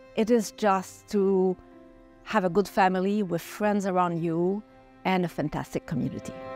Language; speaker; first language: English; non-native, fluent; French